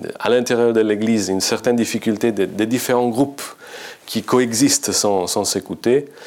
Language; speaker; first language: French; non-native, fluent; Italian